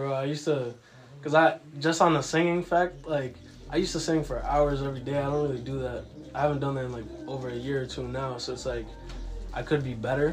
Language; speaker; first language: English; early bilingual, other home language; Ukrainian